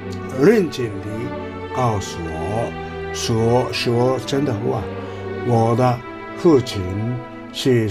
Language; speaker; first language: Chinese; non-native, fluent; Japanese